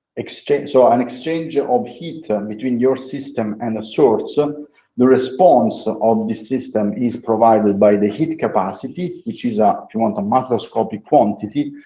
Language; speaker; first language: English; non-native, fluent; Italian